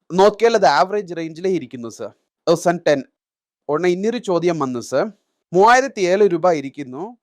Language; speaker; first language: Malayalam; native; Malayalam